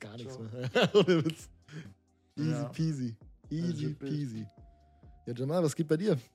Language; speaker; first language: German; native; German